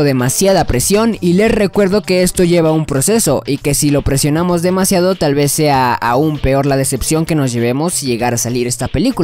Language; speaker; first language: Spanish; native; Spanish